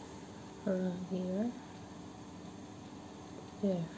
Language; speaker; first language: English; non-native, local second language; Filipino